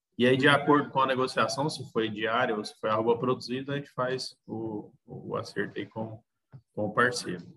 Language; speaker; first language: Portuguese; native; Portuguese